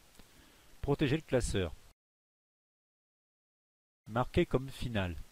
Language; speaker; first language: French; native; French